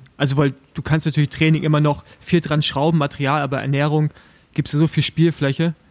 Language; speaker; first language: German; native; German